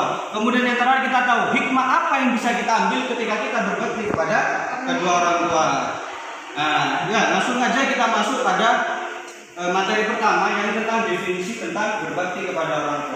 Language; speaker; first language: Indonesian; native; Indonesian